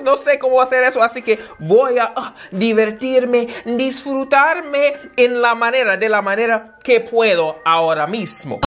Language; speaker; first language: Spanish; non-native, fluent; English